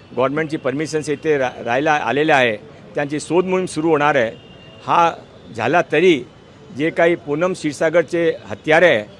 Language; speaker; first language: Marathi; non-native, local second language; Hindi